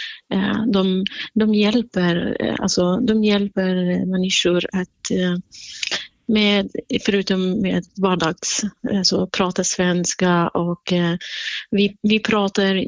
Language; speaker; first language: Swedish; non-native, fluent; Central Kurdish